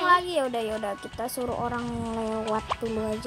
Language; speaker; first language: Indonesian; native; Indonesian